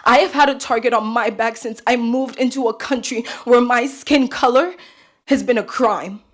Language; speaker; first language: English; early bilingual, other home language; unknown